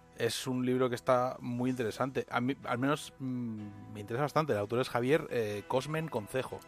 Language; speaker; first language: Spanish; native; Spanish